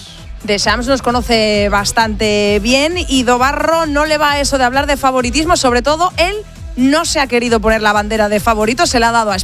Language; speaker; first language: Spanish; native; Spanish